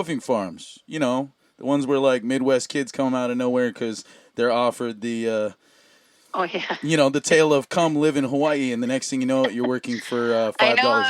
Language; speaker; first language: English; native; English